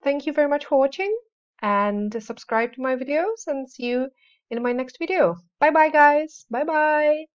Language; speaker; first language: English; non-native, fluent; Czech